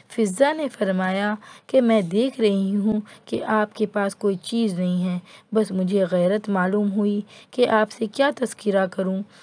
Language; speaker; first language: Urdu; native; Urdu